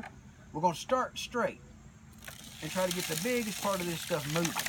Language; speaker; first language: English; native; English